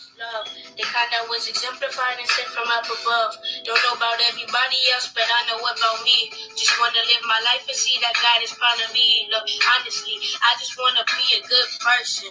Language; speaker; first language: English; native; English